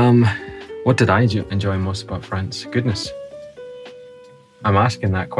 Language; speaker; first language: English; native; English